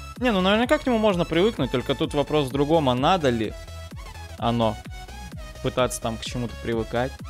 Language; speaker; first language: Russian; native; Russian